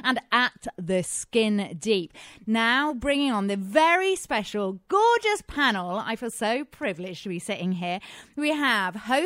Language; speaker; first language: English; native; English